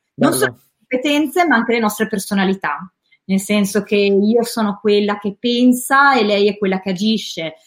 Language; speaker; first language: Italian; native; Italian